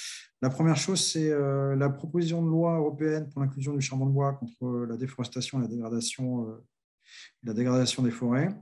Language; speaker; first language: French; native; French